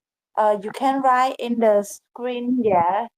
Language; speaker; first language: English; non-native, learner; Khmer